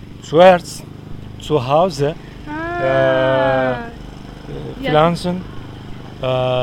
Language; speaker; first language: German; non-native, learner; Turkish